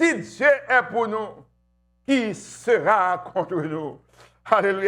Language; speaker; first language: French; non-native, local second language; Haitian Creole